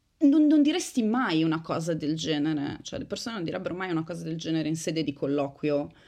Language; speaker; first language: Italian; native; Italian